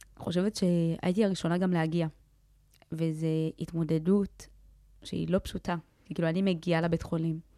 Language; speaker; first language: Hebrew; early bilingual, other home language; Amharic